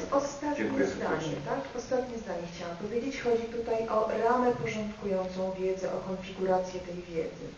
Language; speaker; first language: Polish; native; Polish